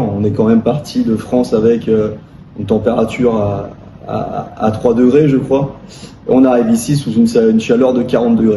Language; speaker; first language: French; native; French